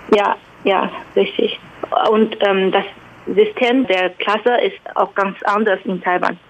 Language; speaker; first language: German; non-native, fluent; Chinese